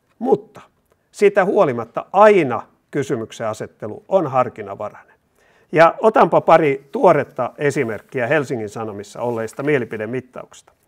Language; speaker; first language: Finnish; native; Finnish